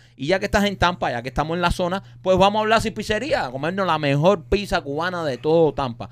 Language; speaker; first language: Spanish; native; Spanish